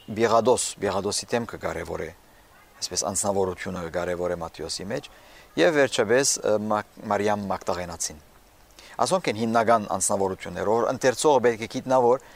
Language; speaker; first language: Armenian; early bilingual, heritage; Armenian